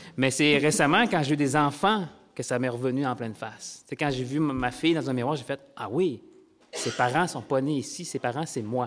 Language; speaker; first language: French; early bilingual, other home language; Vietnamese